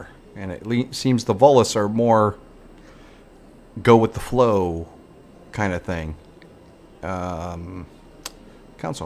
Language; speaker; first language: English; native; English